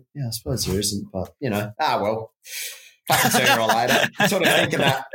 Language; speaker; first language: English; native; English